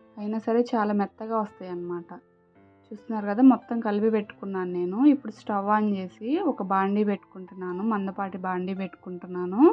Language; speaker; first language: Telugu; native; Telugu